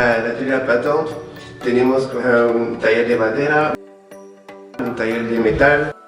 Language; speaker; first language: Spanish; non-native, fluent; French